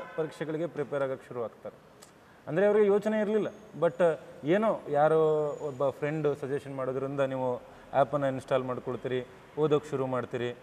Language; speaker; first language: Kannada; native; Kannada